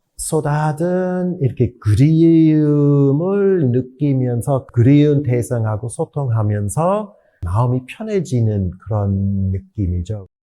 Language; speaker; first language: Korean; non-native, fluent; English